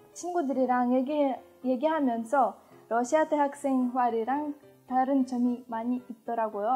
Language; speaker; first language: Korean; non-native, fluent; Russian